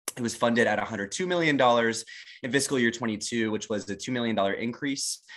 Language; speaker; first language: English; native; English